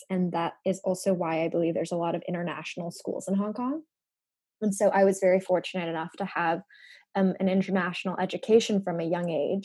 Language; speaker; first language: English; non-native, local second language; Japanese